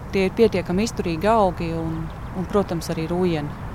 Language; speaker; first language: Latvian; native; Latvian